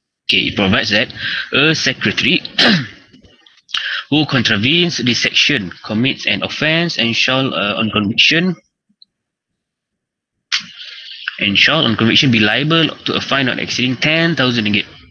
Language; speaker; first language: English; non-native, local second language; Malay